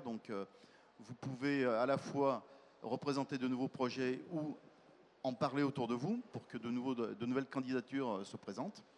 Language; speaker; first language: French; native; French